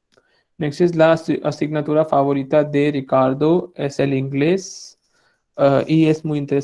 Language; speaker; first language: Spanish; non-native, fluent; Hindi